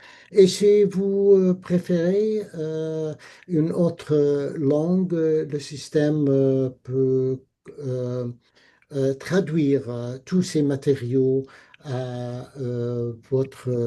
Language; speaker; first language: French; non-native, fluent; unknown